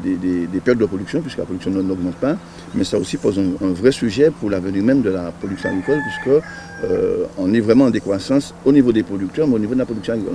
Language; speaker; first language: French; native; French